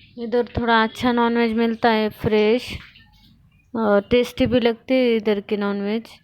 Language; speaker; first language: Hindi; non-native, local second language; Marathi